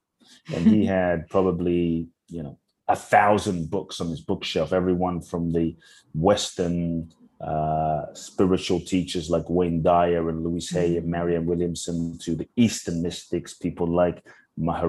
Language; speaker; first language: English; native; English